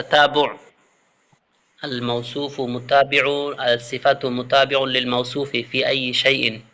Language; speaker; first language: Arabic; non-native, fluent; Bangla